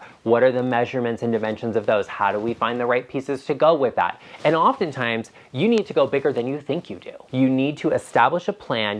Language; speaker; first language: English; native; English